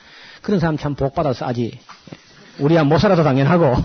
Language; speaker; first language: Korean; native; Korean